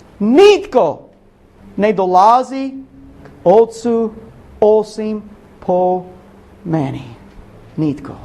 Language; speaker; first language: Bosnian; non-native, learner; English